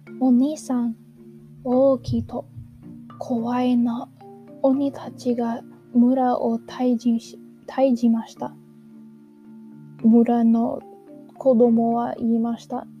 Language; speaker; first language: Japanese; non-native, learner; English